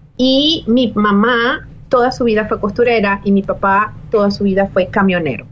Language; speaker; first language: Spanish; native; Spanish